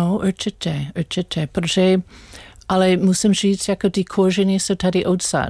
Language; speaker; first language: Czech; non-native, learner; English